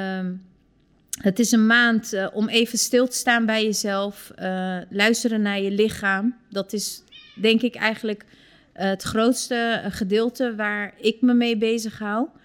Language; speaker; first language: Dutch; early bilingual, other home language; Turkish